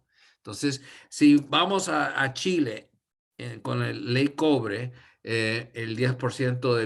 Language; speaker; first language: Spanish; non-native, fluent; English